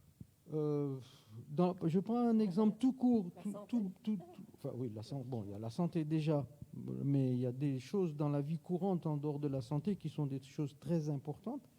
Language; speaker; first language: French; native; French